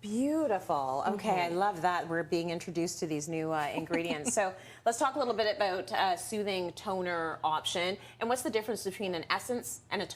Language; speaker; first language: English; native; English